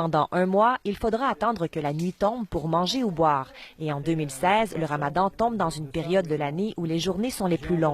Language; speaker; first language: French; native; French